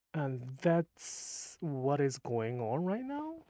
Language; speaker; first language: English; non-native, fluent; Japanese